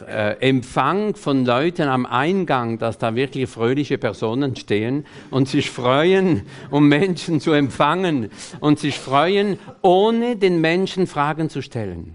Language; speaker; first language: German; non-native, fluent; French